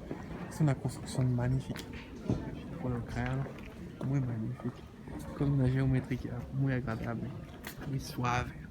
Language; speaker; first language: Spanish; non-native, learner; French